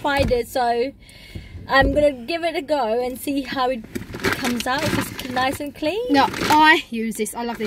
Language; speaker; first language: English; native; English